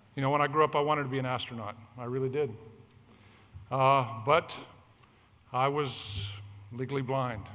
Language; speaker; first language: English; native; English